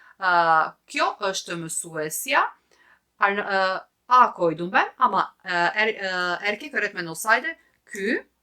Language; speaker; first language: Turkish; non-native, fluent; Albanian